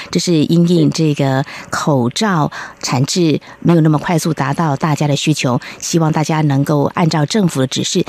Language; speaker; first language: Chinese; native; Chinese